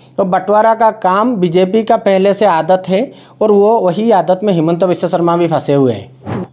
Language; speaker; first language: Hindi; non-native, local second language; Bangla